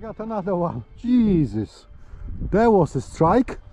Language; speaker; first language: English; non-native, learner; Polish